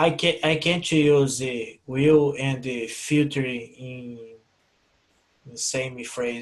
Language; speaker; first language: English; non-native, learner; Portuguese